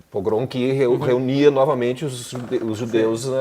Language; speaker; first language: Portuguese; native; Portuguese